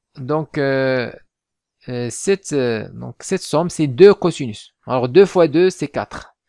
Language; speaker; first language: French; non-native, local second language; Arabic